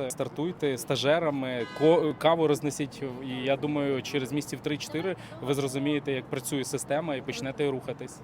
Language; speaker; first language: Ukrainian; native; Ukrainian